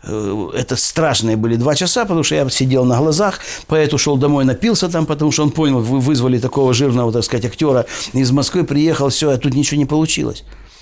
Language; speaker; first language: Russian; native; Russian